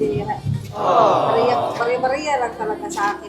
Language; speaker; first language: Filipino; native; Filipino